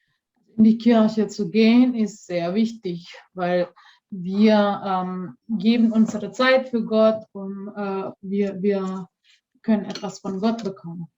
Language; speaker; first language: German; non-native, fluent; Indonesian